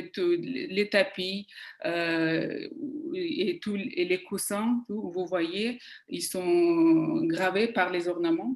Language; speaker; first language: French; non-native, fluent; Kazakh